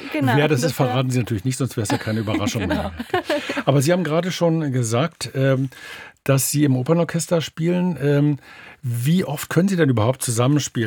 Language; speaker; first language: German; native; German